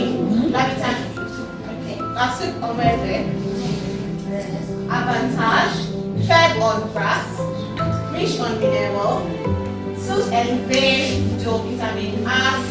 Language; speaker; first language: French; non-native, learner; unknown